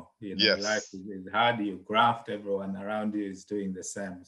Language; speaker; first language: English; non-native, local second language; Nyanja